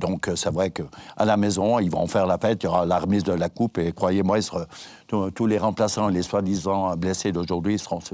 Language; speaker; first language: French; native; French